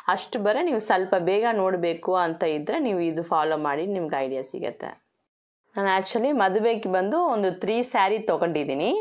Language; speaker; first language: Kannada; non-native, local second language; Tamil